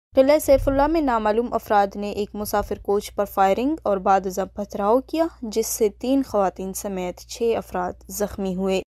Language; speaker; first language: Urdu; non-native, local second language; Baluchi